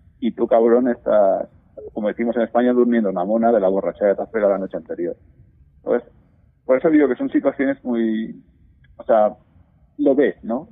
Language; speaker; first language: Spanish; native; Spanish